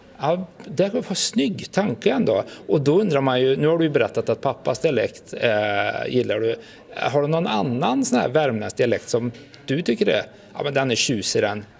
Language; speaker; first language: Swedish; native; Swedish